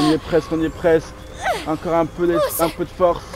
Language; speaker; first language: French; native; French